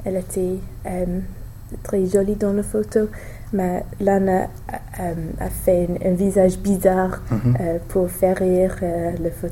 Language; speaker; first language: French; non-native, learner; English